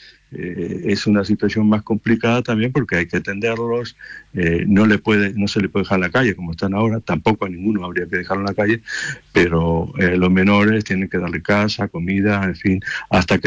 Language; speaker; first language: Spanish; native; Spanish